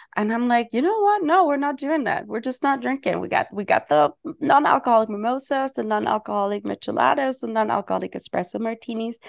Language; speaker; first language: English; non-native, fluent; German